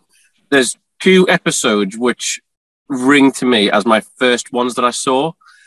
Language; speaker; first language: English; native; English